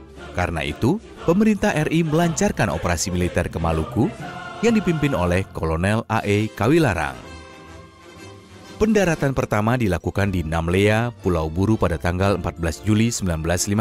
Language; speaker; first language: Indonesian; native; Indonesian